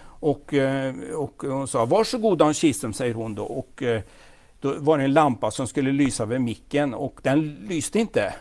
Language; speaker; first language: Swedish; native; Swedish